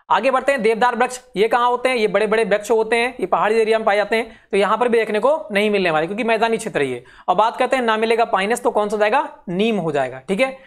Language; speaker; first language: Hindi; native; Hindi